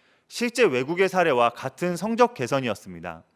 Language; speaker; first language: Korean; native; Korean